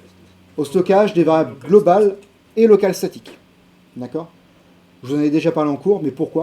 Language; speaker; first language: French; native; French